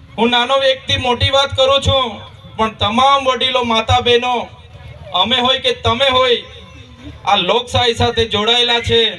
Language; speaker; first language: Gujarati; non-native, local second language; Vasavi